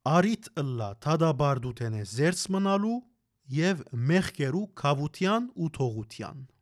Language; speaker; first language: Armenian; early bilingual, heritage; Armenian